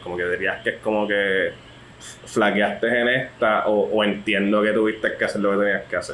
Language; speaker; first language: Spanish; native; Spanish